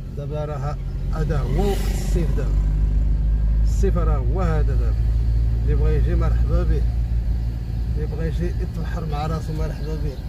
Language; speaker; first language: Arabic; non-native, local second language; Riffian